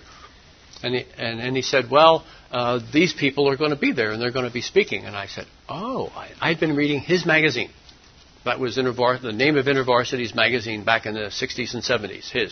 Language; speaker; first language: English; native; English